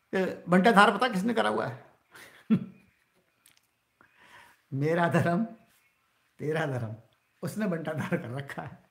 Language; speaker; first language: Hindi; native; Hindi